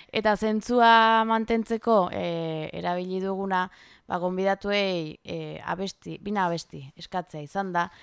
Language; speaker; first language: Basque; native; Basque